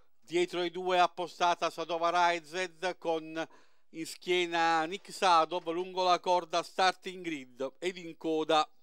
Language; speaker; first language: Italian; native; Italian